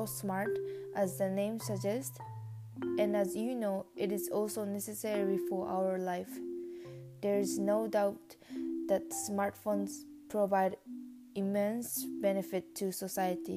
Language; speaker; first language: English; non-native, learner; Japanese